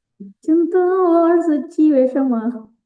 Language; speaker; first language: Chinese; non-native, fluent; Indonesian